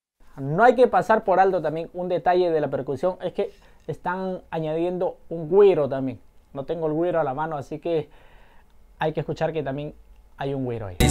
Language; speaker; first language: Spanish; native; Spanish